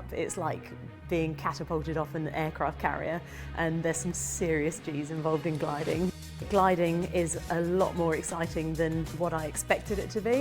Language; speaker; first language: English; native; English